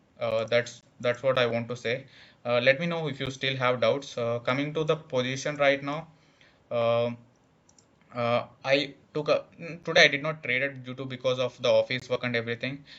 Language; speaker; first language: English; non-native, local second language; Telugu